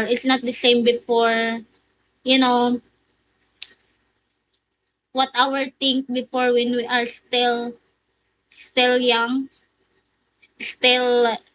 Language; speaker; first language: English; non-native, learner; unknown